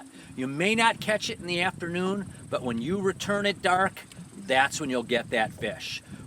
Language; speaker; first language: English; native; English